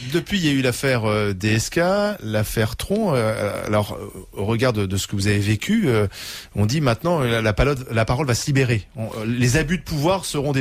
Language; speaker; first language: French; native; French